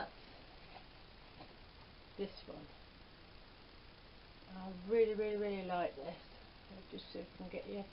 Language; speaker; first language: English; native; English